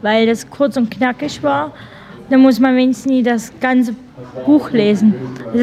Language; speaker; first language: German; native; German